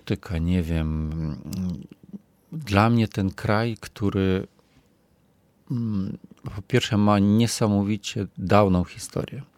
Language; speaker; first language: Polish; non-native, fluent; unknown